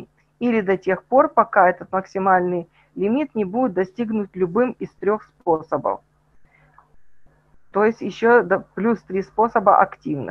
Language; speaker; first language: Russian; native; Russian